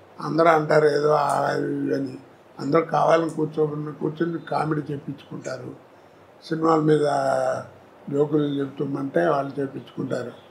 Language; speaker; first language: Telugu; native; Telugu